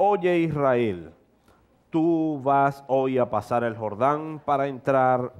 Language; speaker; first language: Spanish; native; Spanish